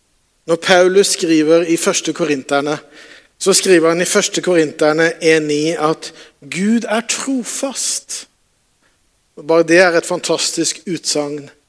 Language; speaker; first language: Norwegian; native; Norwegian